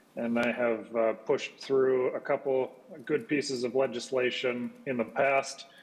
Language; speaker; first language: English; native; English